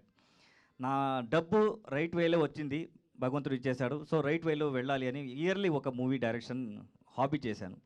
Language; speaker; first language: Telugu; non-native, learner; Kannada